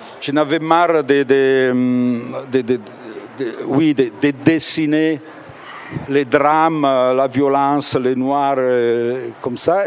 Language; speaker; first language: French; non-native, fluent; Italian